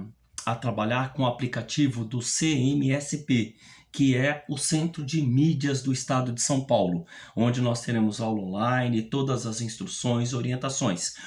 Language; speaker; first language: Portuguese; native; Portuguese